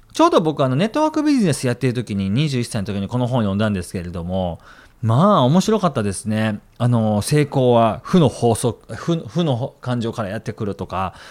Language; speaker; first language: Japanese; native; Japanese